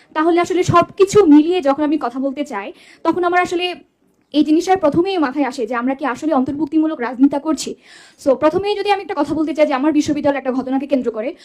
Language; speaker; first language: Bangla; non-native, local second language; Chakma